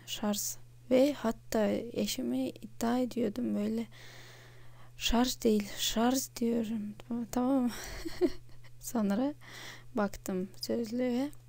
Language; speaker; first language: Turkish; non-native, fluent; Russian